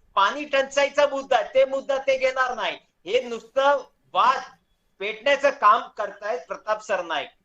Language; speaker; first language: Marathi; non-native, local second language; Hindi